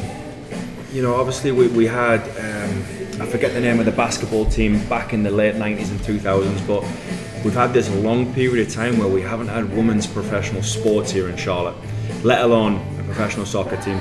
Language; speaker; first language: English; native; English